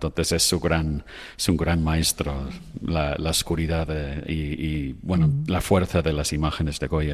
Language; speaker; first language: Spanish; non-native, fluent; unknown